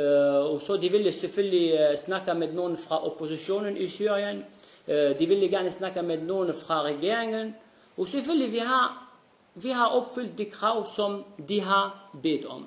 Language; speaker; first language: Danish; non-native, fluent; Arabic